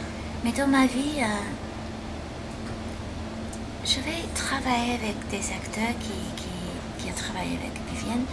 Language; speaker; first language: French; non-native, fluent; English